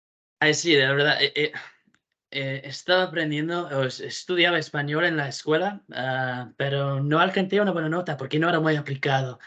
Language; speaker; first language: Spanish; non-native, fluent; English